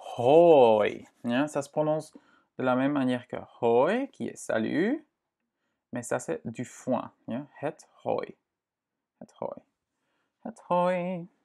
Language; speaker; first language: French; non-native, fluent; Dutch